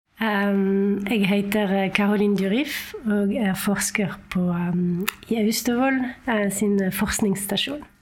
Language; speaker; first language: Norwegian; non-native, fluent; French